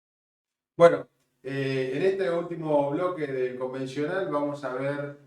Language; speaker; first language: Spanish; native; Spanish